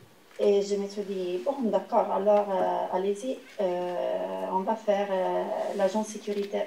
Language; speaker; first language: French; non-native, fluent; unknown